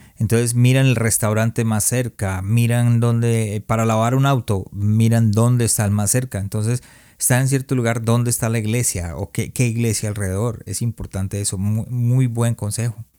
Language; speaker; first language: Spanish; early bilingual, heritage; Spanish